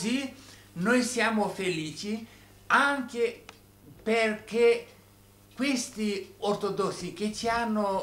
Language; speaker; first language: Italian; non-native, fluent; Romanian